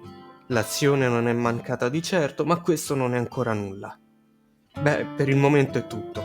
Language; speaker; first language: Italian; native; Italian